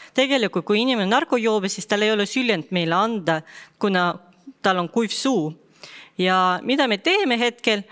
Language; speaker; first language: Estonian; non-native, local second language; Russian